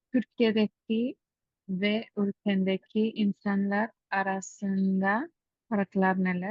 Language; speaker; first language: Turkish; non-native, learner; Spanish